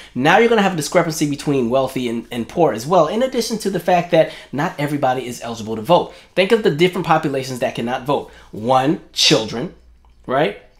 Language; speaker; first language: English; native; English